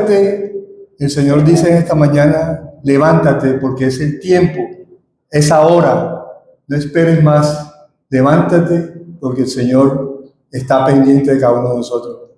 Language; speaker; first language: Spanish; native; Spanish